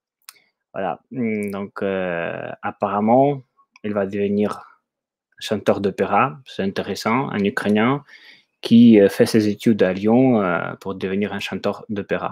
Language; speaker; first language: French; non-native, fluent; Ukrainian